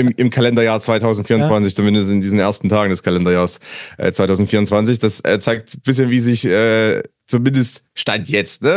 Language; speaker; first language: German; native; German